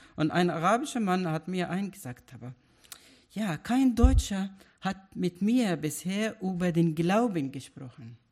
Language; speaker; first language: German; non-native, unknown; Arabic